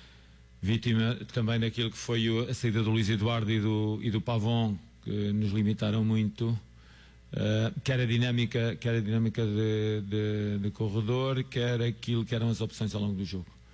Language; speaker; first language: Portuguese; native; Portuguese